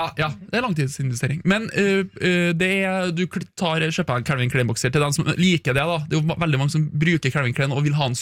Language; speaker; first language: Norwegian; native; Norwegian